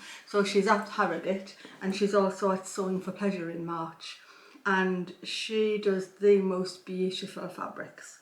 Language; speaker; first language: English; native; English